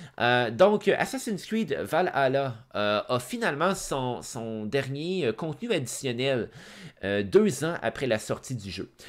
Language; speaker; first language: French; native; French